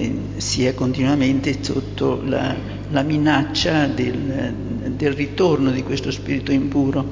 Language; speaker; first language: Italian; native; Italian